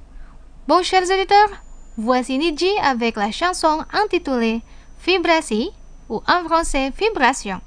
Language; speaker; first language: French; non-native, fluent; Indonesian